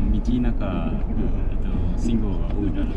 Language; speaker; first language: Japanese; non-native, learner; Vietnamese